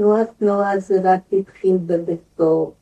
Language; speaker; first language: Hebrew; non-native, fluent; Yiddish